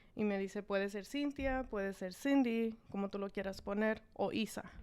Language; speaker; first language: Spanish; early bilingual, heritage; Spanish